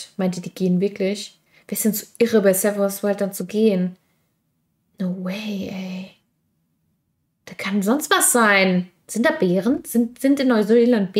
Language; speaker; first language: German; native; German